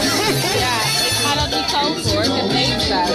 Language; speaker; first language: Dutch; non-native, fluent; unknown